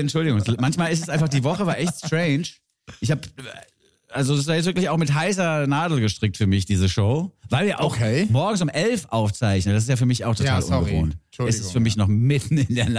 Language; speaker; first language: German; native; German